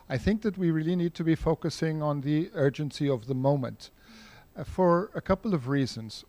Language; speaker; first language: English; non-native, fluent; Portuguese